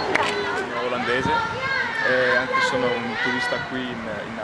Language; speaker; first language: Italian; non-native, learner; Dutch